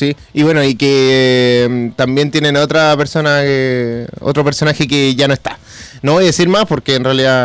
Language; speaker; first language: Spanish; native; Spanish